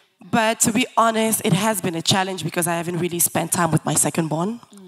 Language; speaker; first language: English; early bilingual, other home language; Lingala